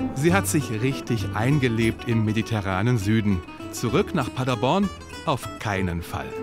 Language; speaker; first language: German; native; German